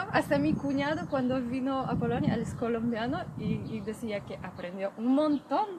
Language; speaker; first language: Spanish; non-native, fluent; Polish